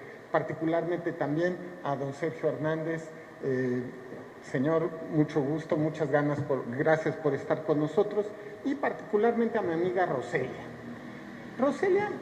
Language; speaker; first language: Spanish; native; Spanish